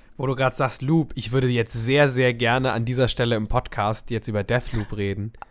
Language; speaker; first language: German; native; German